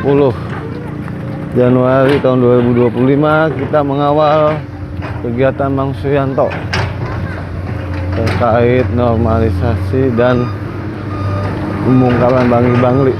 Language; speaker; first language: Indonesian; non-native, local second language; Sundanese